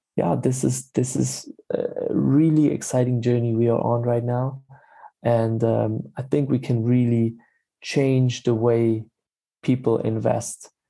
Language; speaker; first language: English; non-native, fluent; German